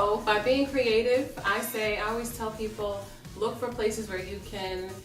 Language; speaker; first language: English; native; English